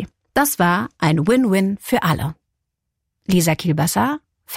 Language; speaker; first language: German; native; German